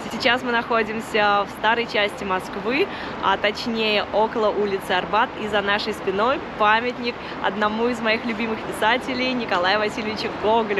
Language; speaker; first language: Russian; native; Russian